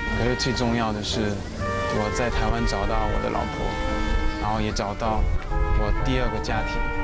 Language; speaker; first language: Chinese; non-native, fluent; French